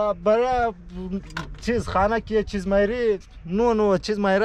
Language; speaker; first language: Persian; native; Persian